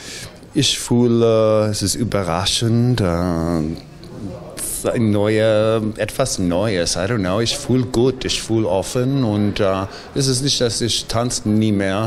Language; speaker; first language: German; non-native, learner; English